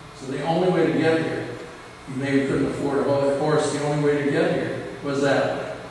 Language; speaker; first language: English; native; English